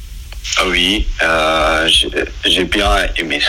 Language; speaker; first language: French; non-native, learner; Arabic